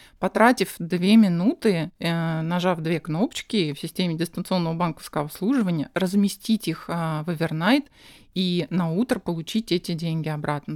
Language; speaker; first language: Russian; native; Russian